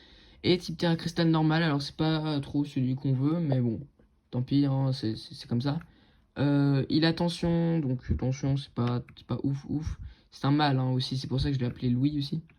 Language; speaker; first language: French; native; French